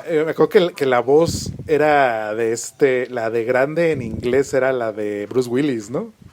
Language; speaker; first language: Spanish; native; Spanish